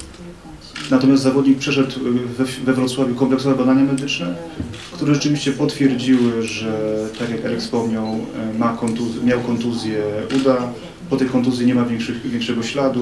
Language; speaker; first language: Polish; native; Polish